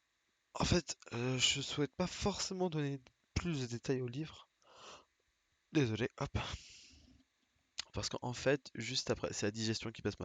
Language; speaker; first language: French; native; French